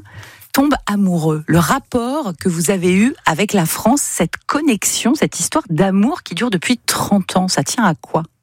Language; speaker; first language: French; native; French